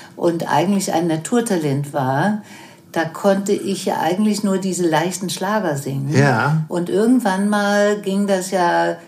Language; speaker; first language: German; non-native, fluent; Danish